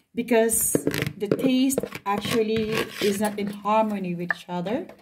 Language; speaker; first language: English; non-native, local second language; Filipino